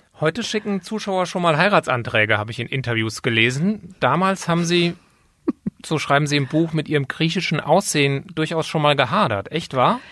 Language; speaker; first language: German; native; German